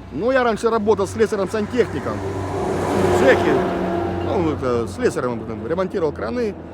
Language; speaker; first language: Russian; native; Russian